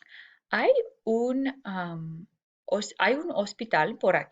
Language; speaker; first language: Spanish; non-native, fluent; English